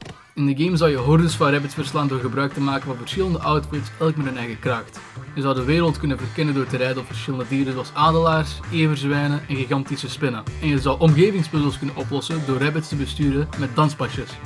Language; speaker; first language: Dutch; native; Dutch